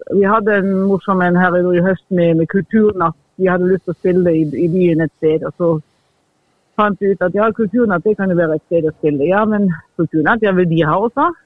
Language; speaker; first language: Norwegian; non-native, fluent; German